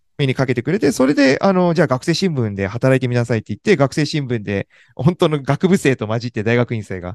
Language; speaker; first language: Japanese; native; Japanese